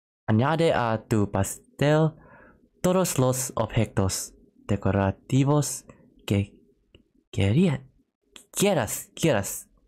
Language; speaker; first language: Spanish; non-native, learner; Thai